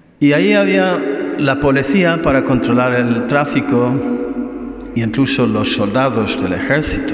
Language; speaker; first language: Spanish; non-native, fluent; English